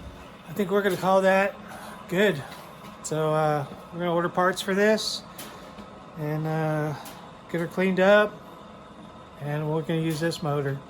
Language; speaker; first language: English; native; English